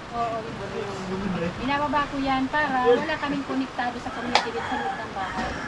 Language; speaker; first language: Filipino; non-native, local second language; Masbatenyo